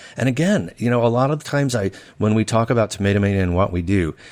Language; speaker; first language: English; native; English